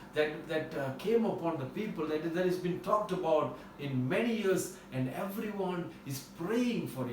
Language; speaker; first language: English; non-native, local second language; Tamil